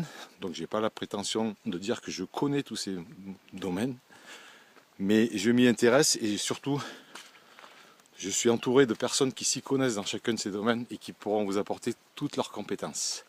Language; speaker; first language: French; native; French